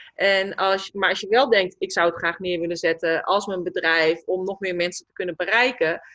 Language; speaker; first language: Dutch; native; Dutch